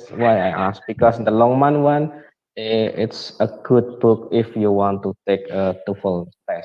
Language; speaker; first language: English; non-native, learner; Indonesian